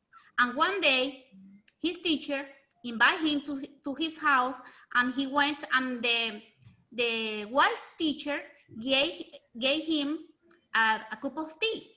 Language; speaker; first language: English; non-native, learner; Spanish